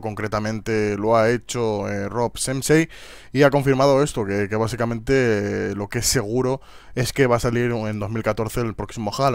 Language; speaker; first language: Spanish; native; Spanish